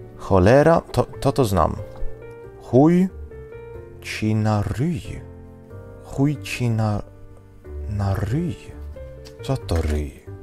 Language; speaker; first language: Polish; non-native, fluent; Swedish